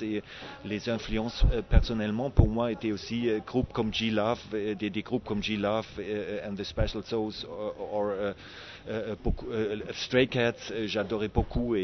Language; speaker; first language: French; non-native, fluent; German